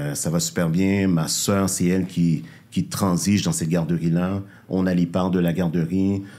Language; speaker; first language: French; native; French